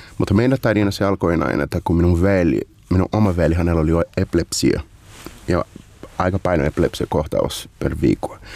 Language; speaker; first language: Finnish; non-native, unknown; Portuguese